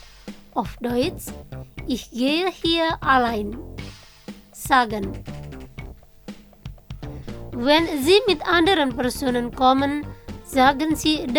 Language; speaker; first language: German; non-native, fluent; Indonesian